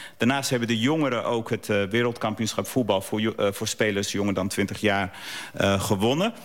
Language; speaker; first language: Dutch; early bilingual, other home language; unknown